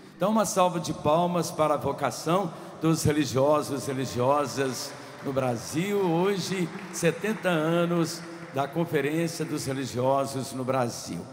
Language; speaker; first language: Portuguese; native; Portuguese